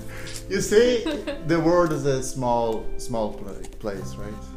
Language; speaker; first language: English; non-native, fluent; Portuguese